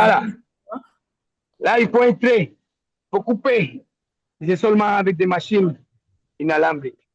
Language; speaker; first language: French; non-native, learner; Spanish